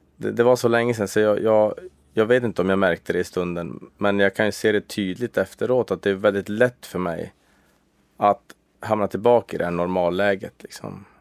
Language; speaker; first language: Swedish; native; Swedish